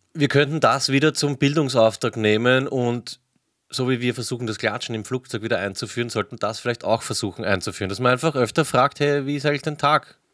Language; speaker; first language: German; native; German